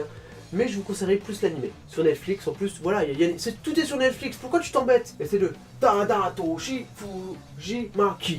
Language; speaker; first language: French; native; French